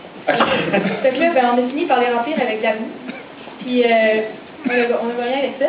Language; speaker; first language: French; native; French